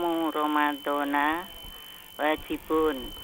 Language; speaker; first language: Arabic; non-native, learner; Indonesian